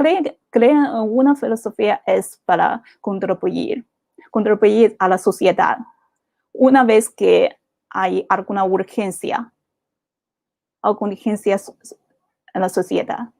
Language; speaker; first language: Spanish; non-native, fluent; Chinese